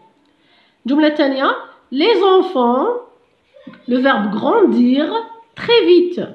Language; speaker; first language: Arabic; native; Arabic